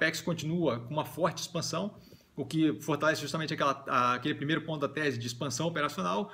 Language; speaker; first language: Portuguese; native; Portuguese